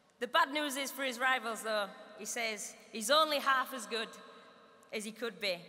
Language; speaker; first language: English; native; English